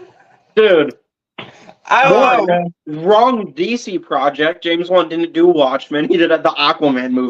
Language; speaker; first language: English; native; English